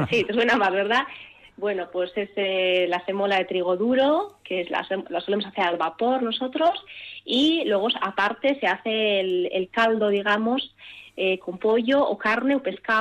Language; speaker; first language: Spanish; early bilingual, other home language; Arabic